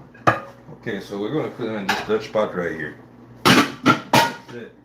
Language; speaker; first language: English; native; English